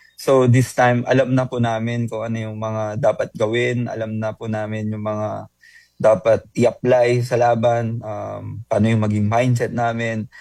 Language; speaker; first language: Filipino; native; Filipino